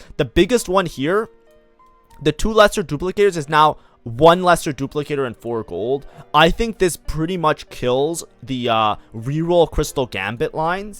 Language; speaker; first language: English; native; English